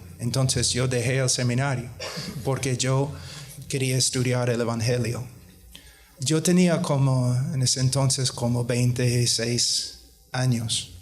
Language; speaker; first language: Spanish; non-native, fluent; English